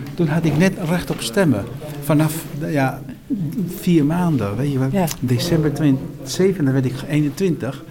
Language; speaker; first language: Dutch; non-native, fluent; Spanish